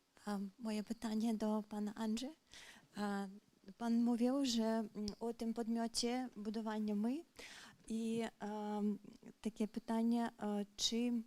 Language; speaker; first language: Polish; non-native, fluent; Belarusian